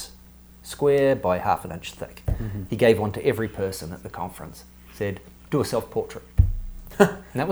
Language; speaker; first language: English; native; English